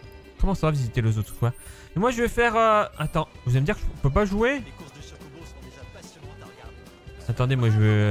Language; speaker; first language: French; native; French